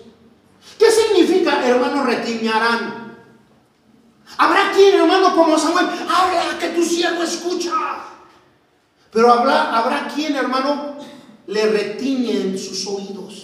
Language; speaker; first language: Spanish; native; Spanish